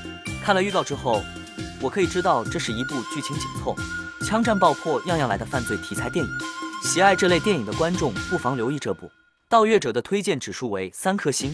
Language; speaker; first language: Chinese; native; Chinese